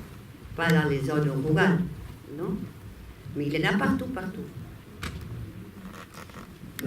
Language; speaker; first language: French; non-native, fluent; Spanish